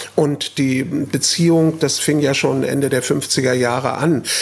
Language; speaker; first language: German; native; German